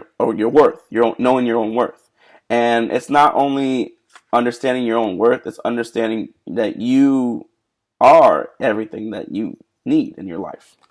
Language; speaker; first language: English; native; English